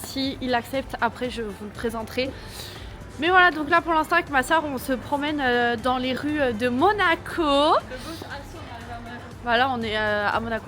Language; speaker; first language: French; native; French